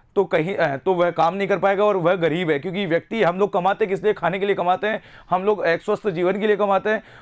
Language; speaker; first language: Hindi; native; Hindi